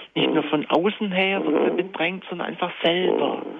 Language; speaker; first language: German; native; German